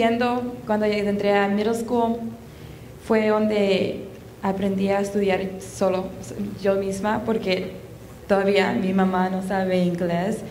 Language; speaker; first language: Spanish; early bilingual, heritage; Spanish